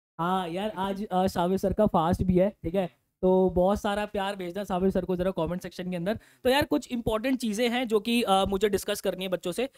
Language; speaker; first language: Hindi; native; Hindi